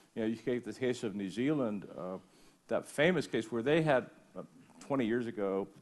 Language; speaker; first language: English; native; English